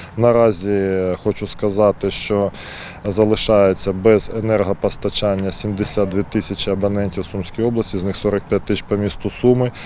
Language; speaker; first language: Ukrainian; native; Ukrainian